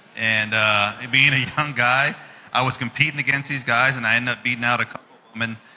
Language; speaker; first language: English; native; English